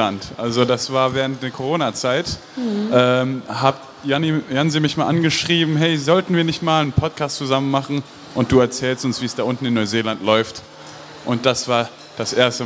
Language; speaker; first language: German; non-native, local second language; Luxembourgish